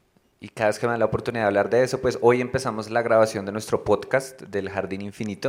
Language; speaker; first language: Spanish; native; Spanish